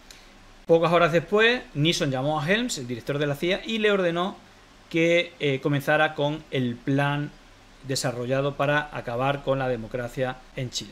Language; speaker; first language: Spanish; native; Spanish